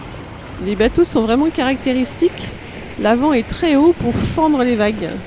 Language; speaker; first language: French; native; French